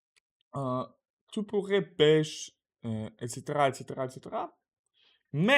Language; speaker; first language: French; non-native, learner; Russian